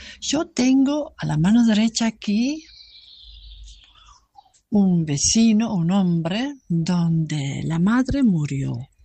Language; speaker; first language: Spanish; non-native, fluent; German